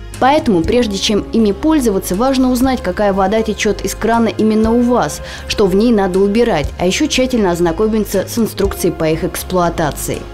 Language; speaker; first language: Russian; native; Russian